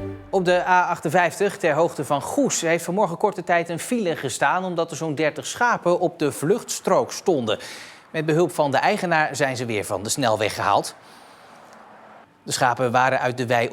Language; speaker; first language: Dutch; native; Dutch